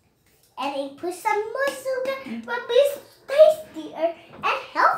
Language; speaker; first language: English; non-native, learner; Vietnamese